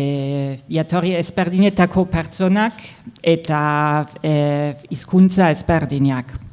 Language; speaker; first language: Basque; non-native, fluent; German